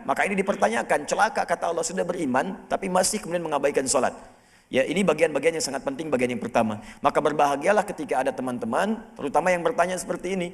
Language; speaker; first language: Indonesian; native; Indonesian